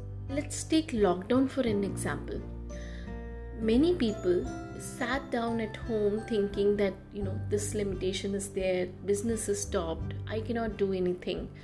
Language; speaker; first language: English; non-native, local second language; Hindi